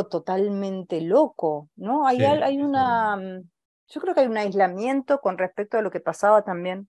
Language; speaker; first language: Spanish; native; Spanish